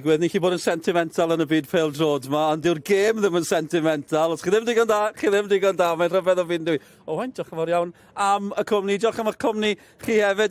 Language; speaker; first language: Welsh; native; Welsh